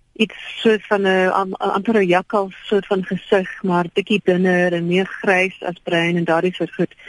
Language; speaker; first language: Afrikaans; non-native, local second language; English